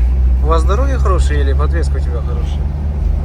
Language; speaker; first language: Russian; native; Russian